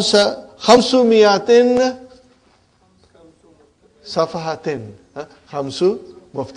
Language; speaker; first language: Arabic; non-native, fluent; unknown